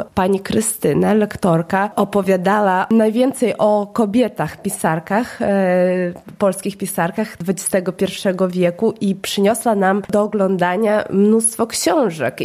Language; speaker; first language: Polish; early bilingual, heritage; Polish